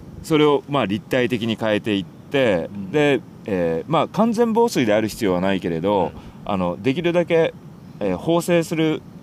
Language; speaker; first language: Japanese; native; Japanese